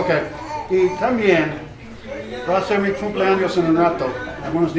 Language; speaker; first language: Spanish; non-native, learner; English